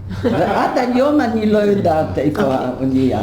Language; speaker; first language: Hebrew; non-native, fluent; Polish